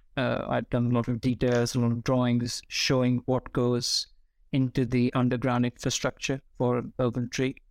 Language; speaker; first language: English; non-native, local second language; Hindi